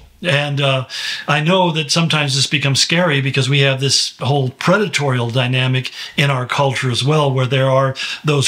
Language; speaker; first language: English; native; English